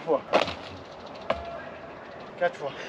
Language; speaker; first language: French; native; French